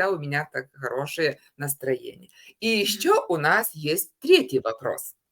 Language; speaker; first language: Russian; non-native, fluent; Lithuanian